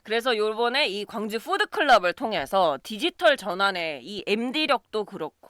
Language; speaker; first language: Korean; native; Korean